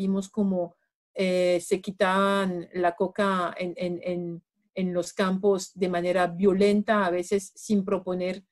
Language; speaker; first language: Spanish; non-native, fluent; French